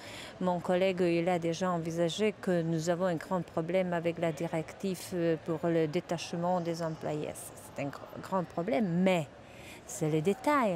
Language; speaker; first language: French; non-native, fluent; Czech